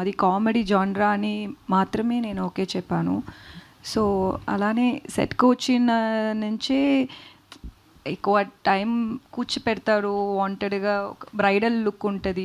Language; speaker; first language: Telugu; non-native, learner; Tamil